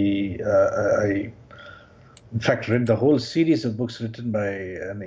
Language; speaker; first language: English; non-native, local second language; Tamil